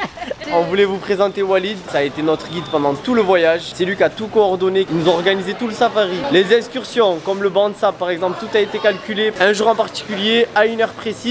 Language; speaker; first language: French; native; French